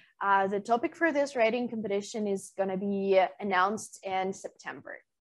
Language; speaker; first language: English; non-native, fluent; Ukrainian